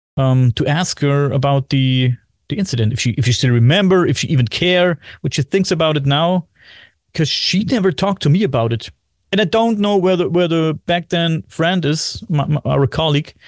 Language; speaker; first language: English; non-native, fluent; German